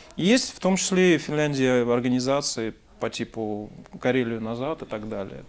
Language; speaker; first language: Russian; native; Russian